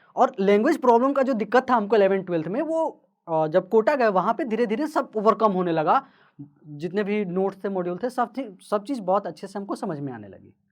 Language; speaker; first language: Hindi; native; Hindi